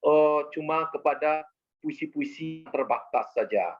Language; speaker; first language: Indonesian; native; Indonesian